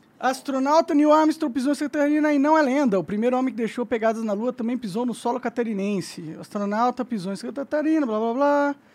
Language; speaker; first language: Portuguese; native; Portuguese